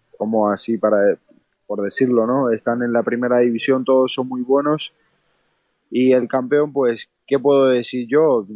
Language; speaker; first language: Spanish; non-native, fluent; Georgian